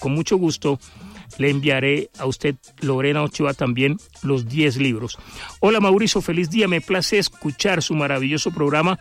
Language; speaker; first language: Spanish; native; Spanish